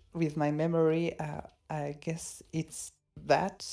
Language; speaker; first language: English; non-native, fluent; French